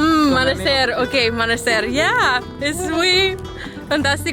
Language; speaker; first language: Spanish; non-native, learner; English